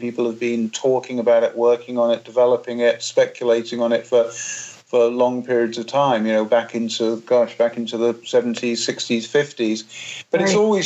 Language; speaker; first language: English; native; English